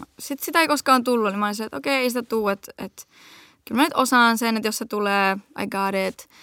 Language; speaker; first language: Finnish; early bilingual, heritage; Finnish